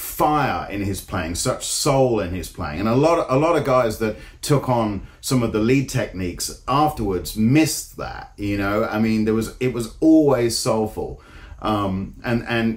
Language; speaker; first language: English; native; English